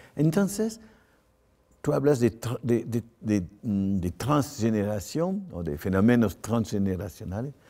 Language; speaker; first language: Spanish; non-native, fluent; French